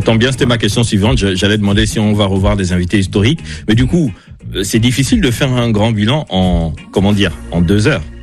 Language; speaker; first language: French; native; French